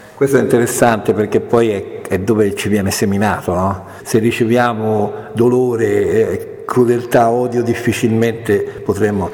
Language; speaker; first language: Italian; native; Italian